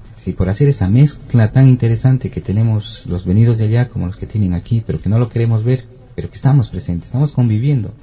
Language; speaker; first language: Spanish; native; Spanish